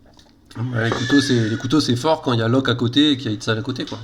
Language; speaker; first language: French; native; French